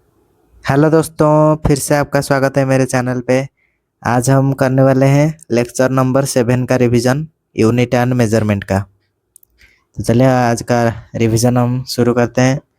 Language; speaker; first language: Hindi; native; Hindi